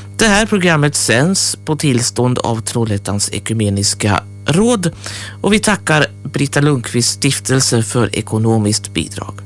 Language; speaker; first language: Swedish; native; Swedish